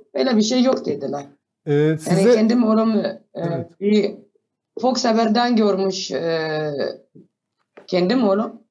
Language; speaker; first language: Turkish; non-native, fluent; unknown